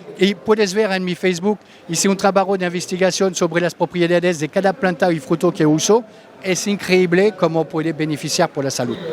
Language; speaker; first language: Spanish; non-native, fluent; French